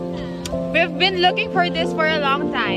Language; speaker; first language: English; non-native, local second language; Filipino